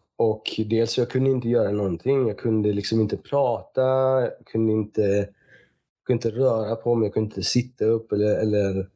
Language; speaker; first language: Swedish; early bilingual, other home language; Persian